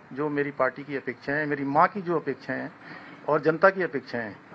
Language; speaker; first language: Hindi; native; Hindi